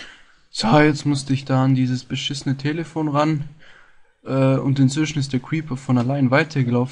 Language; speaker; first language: German; native; German